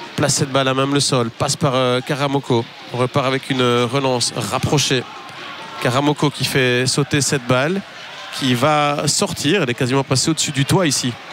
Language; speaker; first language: French; native; French